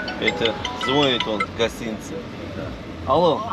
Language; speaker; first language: Russian; non-native, local second language; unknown